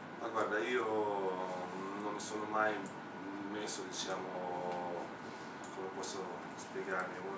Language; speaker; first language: Italian; non-native, fluent; Slovenian